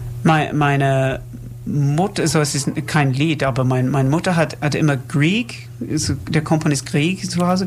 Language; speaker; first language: German; non-native, learner; English